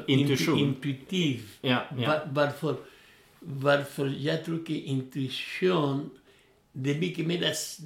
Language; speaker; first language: Swedish; non-native, learner; Spanish